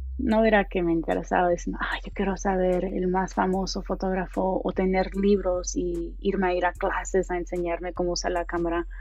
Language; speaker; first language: Spanish; early bilingual, heritage; Spanish